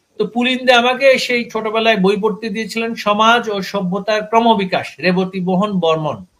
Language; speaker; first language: Bangla; native; Bangla